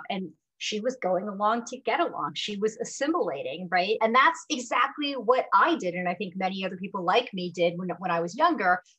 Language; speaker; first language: English; early bilingual, other home language; Hindi